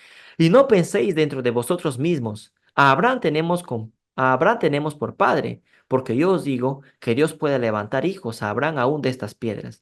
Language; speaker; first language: Spanish; native; Spanish